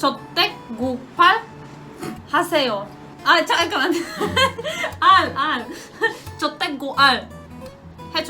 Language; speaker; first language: Korean; non-native, fluent; Polish